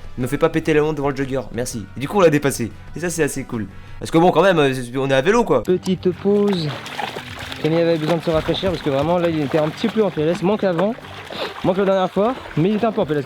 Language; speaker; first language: French; native; French